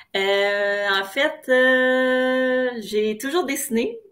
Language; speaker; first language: French; native; French